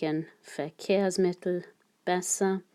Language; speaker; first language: German; non-native, fluent; English